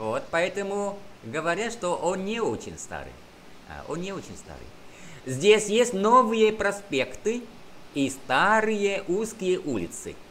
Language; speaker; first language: Russian; non-native, fluent; Vietnamese